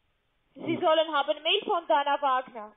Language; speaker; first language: German; non-native, learner; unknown